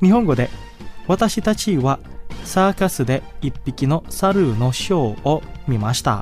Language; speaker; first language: Japanese; non-native, fluent; Indonesian